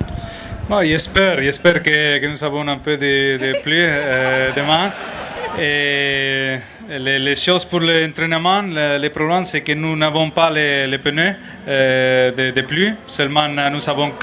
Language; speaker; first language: French; non-native, learner; Spanish